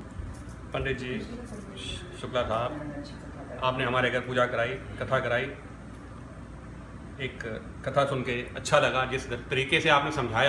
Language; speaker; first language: Hindi; native; Hindi